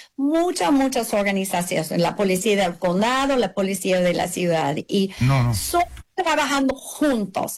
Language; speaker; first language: Spanish; early bilingual, heritage; English